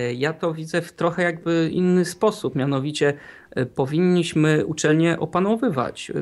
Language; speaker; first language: Polish; native; Polish